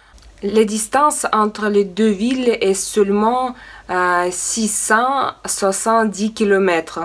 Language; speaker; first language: French; non-native, fluent; Russian